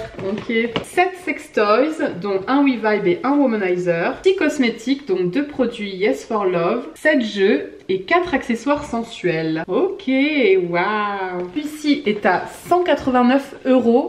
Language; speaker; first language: French; native; French